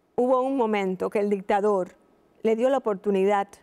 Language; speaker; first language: Spanish; native; Spanish